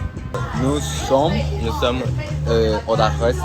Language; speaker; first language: French; non-native, learner; Spanish